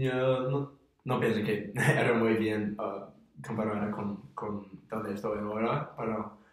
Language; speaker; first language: Spanish; non-native, fluent; English